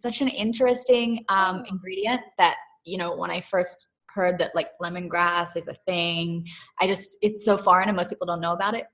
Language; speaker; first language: English; native; English